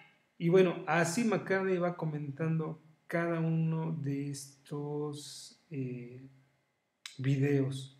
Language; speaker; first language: Spanish; native; Spanish